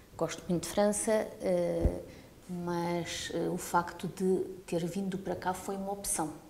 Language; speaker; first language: Portuguese; early bilingual, heritage; Portuguese